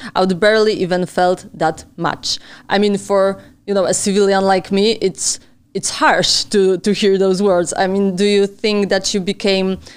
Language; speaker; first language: English; non-native, fluent; Polish